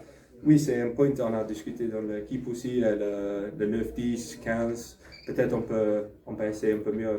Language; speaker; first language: French; non-native, learner; English